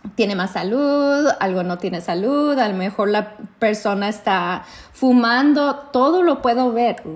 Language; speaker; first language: Spanish; early bilingual, heritage; Spanish